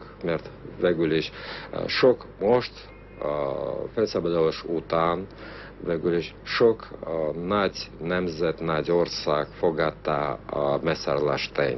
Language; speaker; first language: Hungarian; non-native, fluent; Armenian